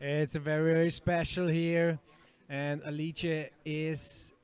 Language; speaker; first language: English; non-native, fluent; German